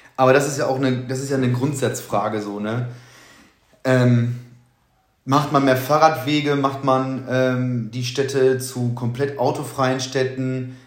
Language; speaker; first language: German; native; German